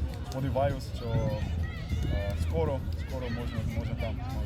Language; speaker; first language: Ukrainian; non-native, learner; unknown